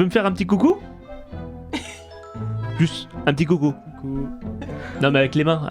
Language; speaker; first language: French; native; French